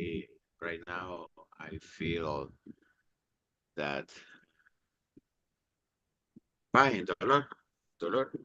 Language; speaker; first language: English; non-native, learner; Spanish